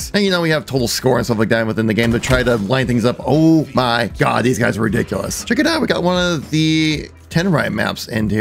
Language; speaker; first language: English; native; English